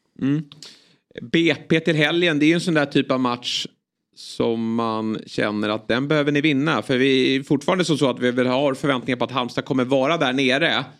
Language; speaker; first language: Swedish; native; Swedish